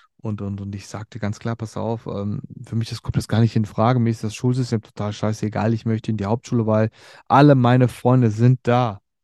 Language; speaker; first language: German; early bilingual, other home language; Turkish